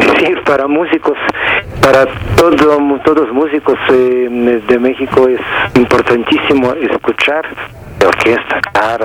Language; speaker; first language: Spanish; non-native, fluent; Russian